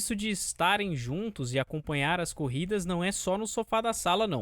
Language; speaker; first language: Portuguese; native; Portuguese